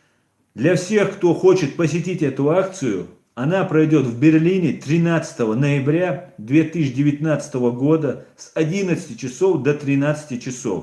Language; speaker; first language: Russian; non-native, local second language; Chechen